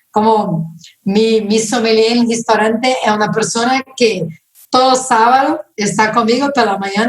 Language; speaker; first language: Spanish; non-native, fluent; Portuguese